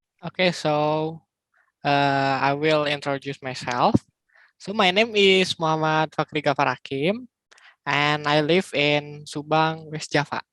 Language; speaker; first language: English; non-native, learner; Indonesian